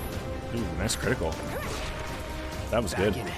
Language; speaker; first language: English; native; English